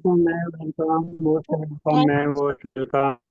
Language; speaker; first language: Hindi; non-native, local second language; Bangla